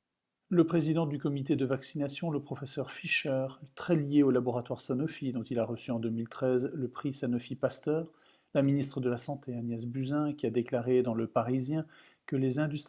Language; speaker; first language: French; native; French